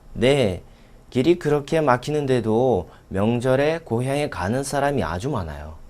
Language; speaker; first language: Korean; non-native, fluent; Russian